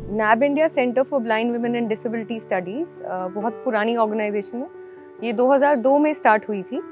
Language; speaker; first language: Hindi; native; Hindi